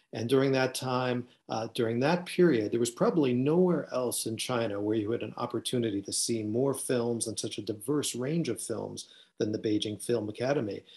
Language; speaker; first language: English; native; English